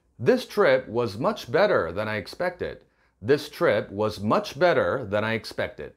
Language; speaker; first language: English; non-native, fluent; Korean